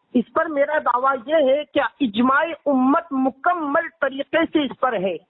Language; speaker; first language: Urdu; native; Urdu